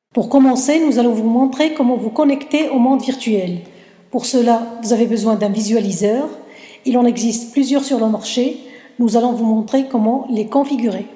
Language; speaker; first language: French; non-native, local second language; Arabic